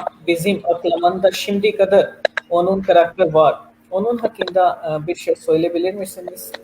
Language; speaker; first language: Turkish; non-native, learner; Urdu